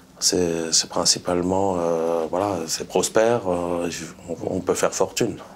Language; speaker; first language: French; non-native, local second language; Swiss German